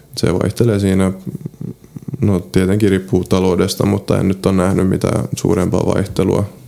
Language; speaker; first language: Finnish; early bilingual, other home language; Polish